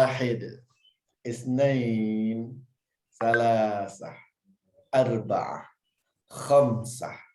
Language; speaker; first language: Arabic; non-native, fluent; Indonesian